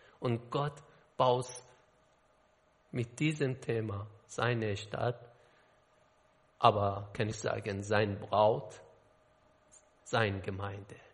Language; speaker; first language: German; non-native, learner; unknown